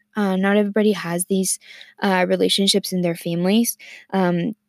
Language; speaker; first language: English; non-native, fluent; Spanish